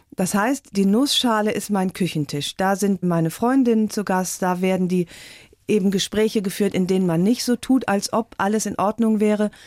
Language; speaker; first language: German; native; German